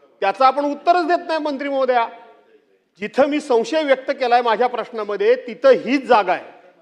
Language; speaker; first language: Marathi; native; Marathi